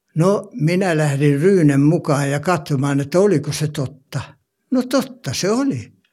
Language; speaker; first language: Finnish; native; Finnish